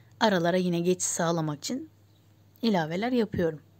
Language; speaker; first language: Turkish; native; Turkish